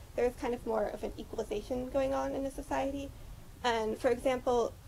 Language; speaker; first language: English; native; English